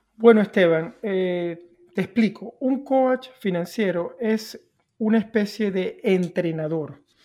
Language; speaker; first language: Spanish; native; Spanish